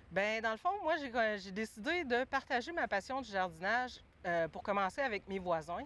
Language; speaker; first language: French; native; French